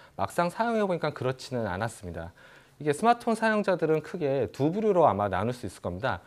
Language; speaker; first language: Korean; native; Korean